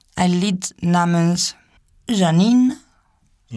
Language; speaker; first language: German; non-native, fluent; Italian